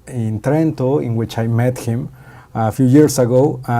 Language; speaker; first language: English; non-native, fluent; Spanish